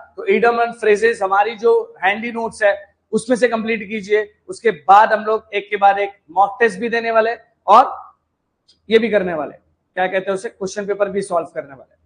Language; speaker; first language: Hindi; non-native, local second language; Marathi